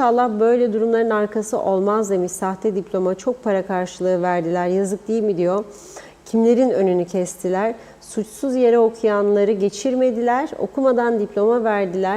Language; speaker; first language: Turkish; native; Turkish